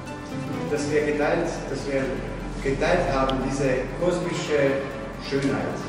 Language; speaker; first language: German; non-native, fluent; Slovenian